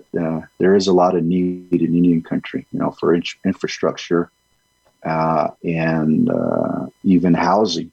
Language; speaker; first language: English; early bilingual, other home language; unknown